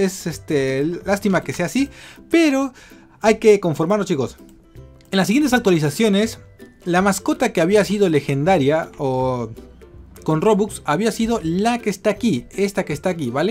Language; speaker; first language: Spanish; native; Spanish